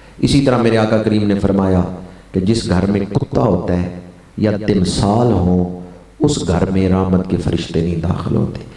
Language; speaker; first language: Urdu; non-native, local second language; Punjabi